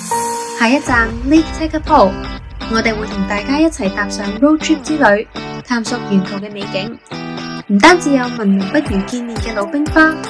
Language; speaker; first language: Chinese; native; Chinese